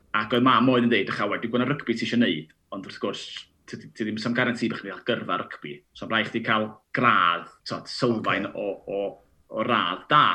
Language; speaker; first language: Welsh; native; Welsh